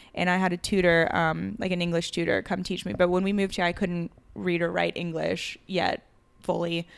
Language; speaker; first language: English; early bilingual, other home language; French